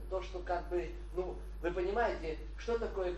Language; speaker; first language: Polish; non-native, learner; Russian